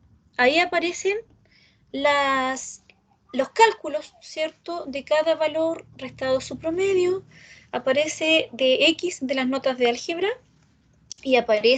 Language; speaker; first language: Spanish; native; Spanish